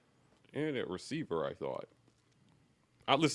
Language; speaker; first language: English; native; English